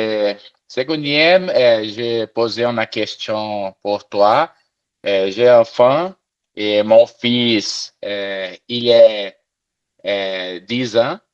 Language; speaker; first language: French; non-native, learner; Portuguese